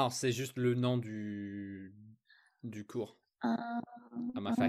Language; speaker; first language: French; non-native, fluent; English